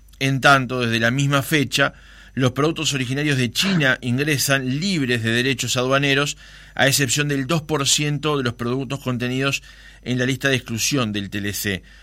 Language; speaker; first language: Spanish; native; Spanish